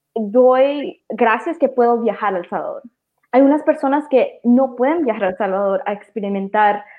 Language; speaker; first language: Spanish; early bilingual, heritage; Spanish